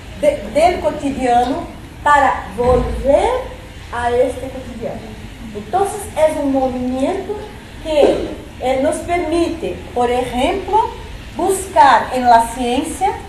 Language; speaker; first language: Spanish; non-native, fluent; Portuguese